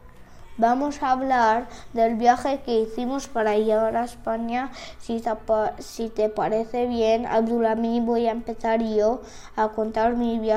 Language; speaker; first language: Spanish; early bilingual, other home language; Arabic